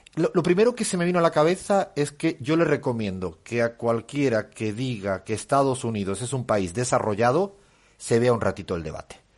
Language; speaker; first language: Spanish; native; Spanish